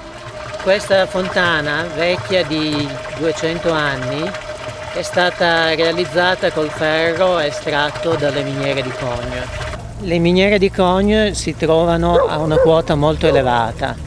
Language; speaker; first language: Italian; native; Italian